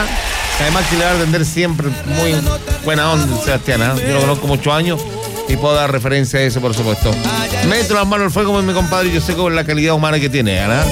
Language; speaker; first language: Spanish; native; Spanish